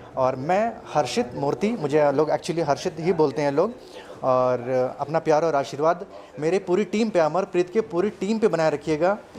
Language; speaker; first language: Hindi; non-native, local second language; Telugu